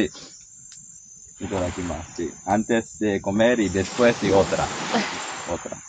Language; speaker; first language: Spanish; non-native, learner; Japanese